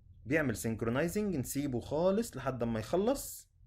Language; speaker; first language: Arabic; native; Arabic